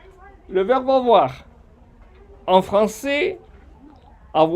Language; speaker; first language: French; non-native, fluent; Spanish